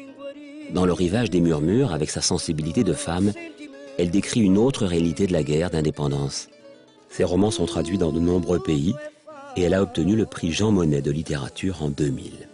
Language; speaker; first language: French; native; French